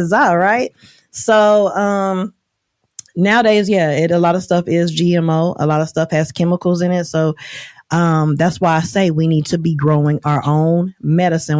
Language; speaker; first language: English; native; English